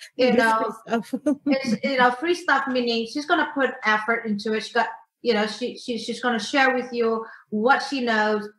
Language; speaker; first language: English; non-native, fluent; Indonesian